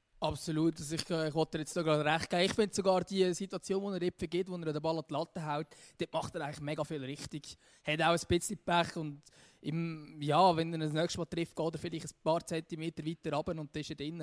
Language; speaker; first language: German; native; German